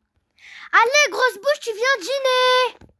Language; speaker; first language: French; native; French